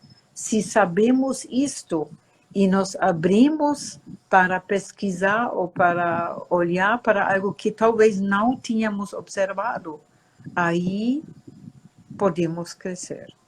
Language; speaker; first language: Portuguese; non-native, fluent; German